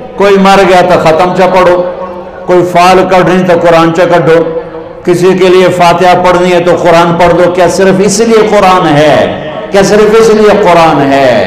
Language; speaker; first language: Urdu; non-native, local second language; Punjabi